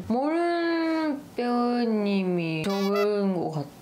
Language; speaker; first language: Korean; non-native, learner; Japanese